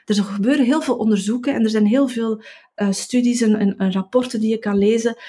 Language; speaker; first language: Dutch; native; Dutch